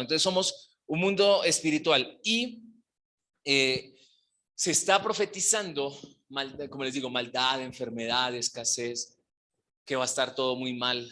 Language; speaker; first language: Spanish; native; Spanish